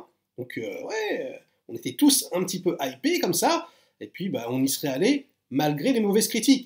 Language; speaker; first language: French; native; French